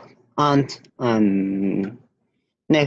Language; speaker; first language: English; non-native, learner; Spanish